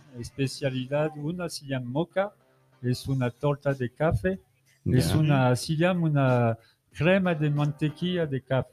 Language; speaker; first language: Spanish; non-native, learner; French